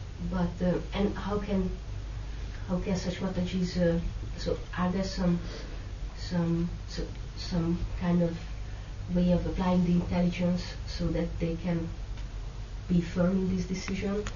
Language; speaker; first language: English; non-native, fluent; Hungarian